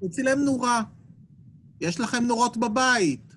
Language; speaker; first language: Hebrew; native; Hebrew